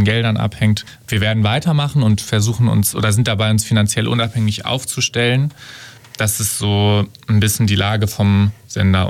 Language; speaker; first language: German; native; German